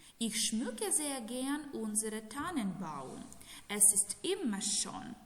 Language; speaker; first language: German; non-native, fluent; Ukrainian